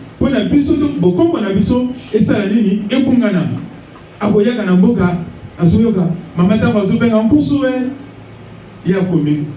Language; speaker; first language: Lingala; non-native, local second language; Kongo